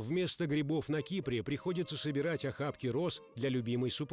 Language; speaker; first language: Russian; native; Russian